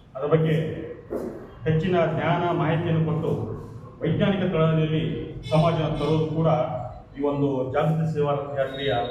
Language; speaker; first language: Kannada; non-native, local second language; Lambadi